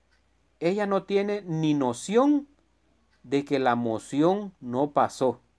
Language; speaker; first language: Spanish; native; Spanish